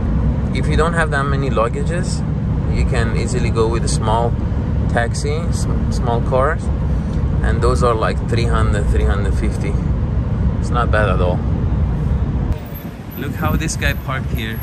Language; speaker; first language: English; non-native, fluent; Persian